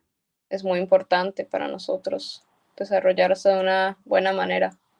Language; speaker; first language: Spanish; early bilingual, heritage; Spanish